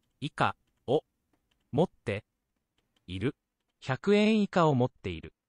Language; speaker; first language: Japanese; non-native, learner; English